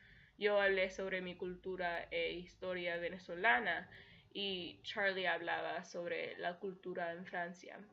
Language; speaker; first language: Spanish; early bilingual, heritage; Spanish